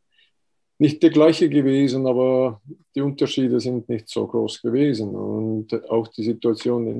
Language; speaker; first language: German; non-native, fluent; Estonian